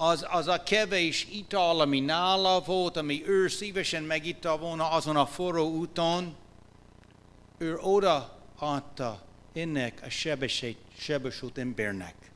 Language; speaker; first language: Hungarian; non-native, fluent; English